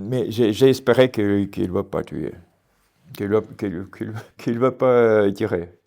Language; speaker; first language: French; non-native, learner; Ukrainian